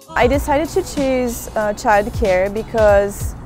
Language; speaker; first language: English; non-native, fluent; Portuguese